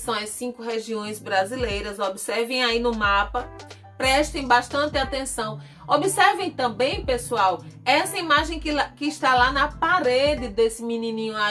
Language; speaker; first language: Portuguese; native; Portuguese